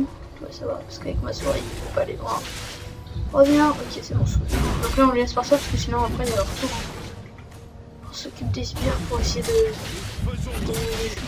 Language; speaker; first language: French; native; French